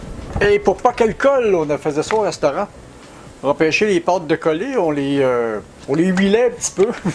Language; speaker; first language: French; native; French